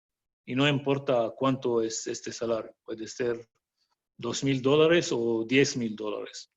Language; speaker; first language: Spanish; non-native, fluent; Arabic